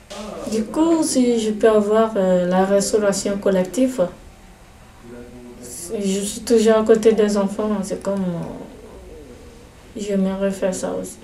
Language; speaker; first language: French; non-native, fluent; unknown